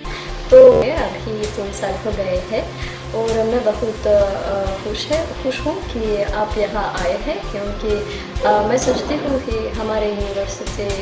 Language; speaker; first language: Hindi; non-native, fluent; Russian